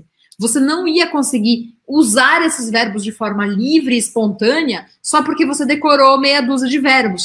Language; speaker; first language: Portuguese; native; Portuguese